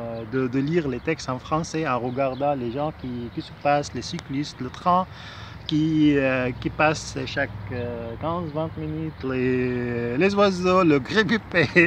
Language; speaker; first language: French; non-native, fluent; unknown